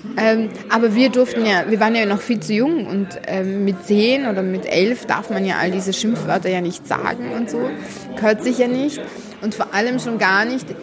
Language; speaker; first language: German; early bilingual, heritage; Arabic